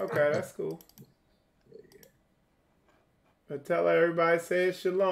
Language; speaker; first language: English; native; English